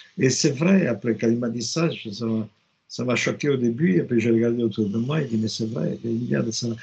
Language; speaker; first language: French; non-native, fluent; Romanian